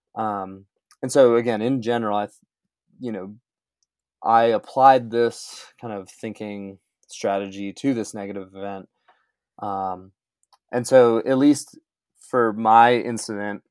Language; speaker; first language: English; native; English